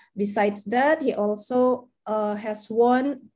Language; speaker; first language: English; non-native, fluent; Indonesian